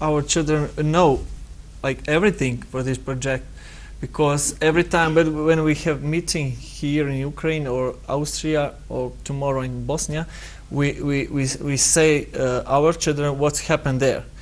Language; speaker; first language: English; non-native, learner; Serbian